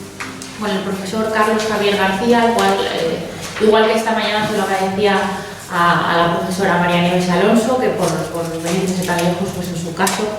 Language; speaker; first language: Spanish; native; Spanish